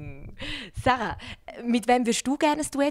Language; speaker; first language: German; native; German